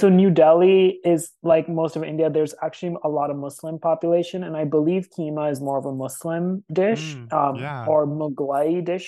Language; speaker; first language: English; non-native, local second language; Hindi